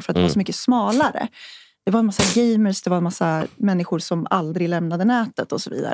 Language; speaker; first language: Swedish; native; Swedish